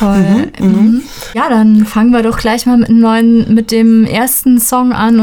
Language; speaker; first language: German; native; German